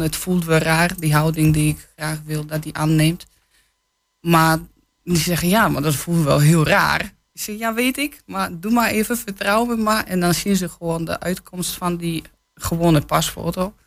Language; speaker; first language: Dutch; non-native, fluent; Polish